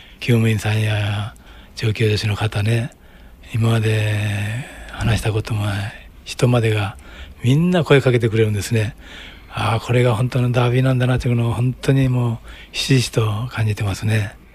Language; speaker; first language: Japanese; native; Japanese